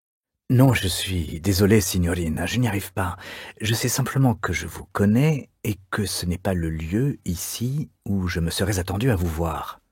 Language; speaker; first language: French; native; French